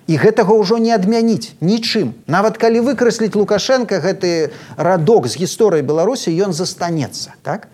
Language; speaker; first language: Belarusian; native; Belarusian